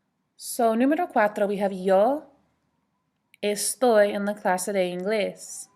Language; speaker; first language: Spanish; non-native, fluent; English